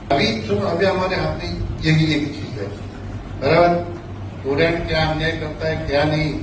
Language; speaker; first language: Hindi; non-native, local second language; Marathi